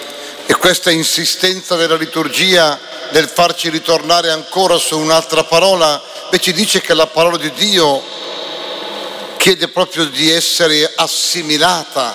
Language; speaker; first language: Italian; native; Italian